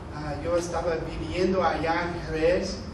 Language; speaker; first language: Spanish; non-native, fluent; English